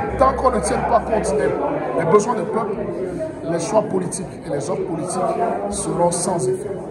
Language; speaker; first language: French; non-native, local second language; Wolof